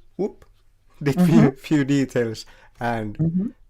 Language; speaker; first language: English; non-native, fluent; Finnish